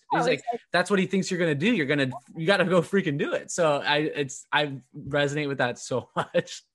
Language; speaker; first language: English; native; English